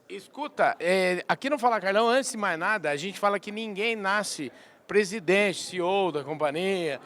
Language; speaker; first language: Portuguese; native; Portuguese